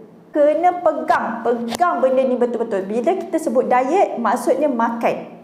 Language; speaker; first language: Malay; native; Malay